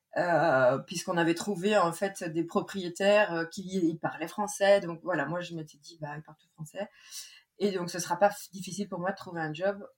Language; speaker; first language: French; native; French